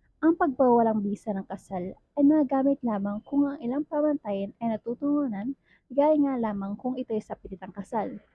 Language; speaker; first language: Filipino; native; Filipino